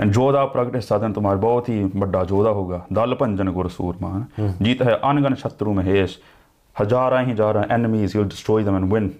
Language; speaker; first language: Punjabi; early bilingual, heritage; Punjabi